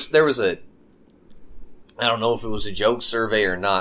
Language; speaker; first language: English; native; English